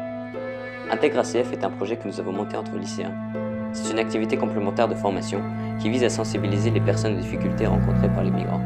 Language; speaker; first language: French; native; French